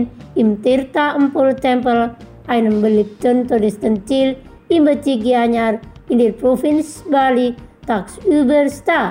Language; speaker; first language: German; non-native, fluent; Indonesian